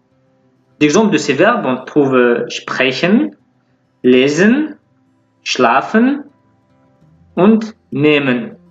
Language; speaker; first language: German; non-native, fluent; French